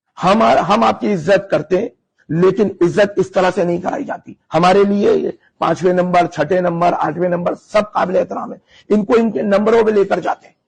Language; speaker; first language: Urdu; native; Urdu